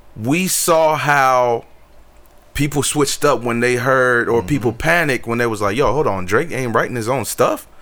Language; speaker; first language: English; native; English